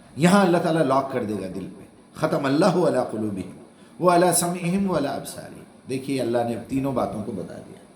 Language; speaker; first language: Urdu; native; Urdu